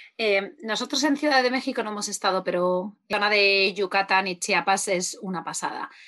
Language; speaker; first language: Spanish; native; Spanish